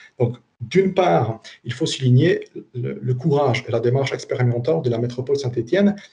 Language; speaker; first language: French; non-native, fluent; Polish